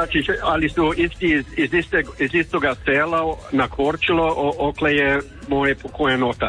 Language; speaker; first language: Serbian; early bilingual, heritage; English